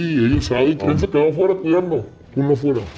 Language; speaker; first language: Spanish; native; Spanish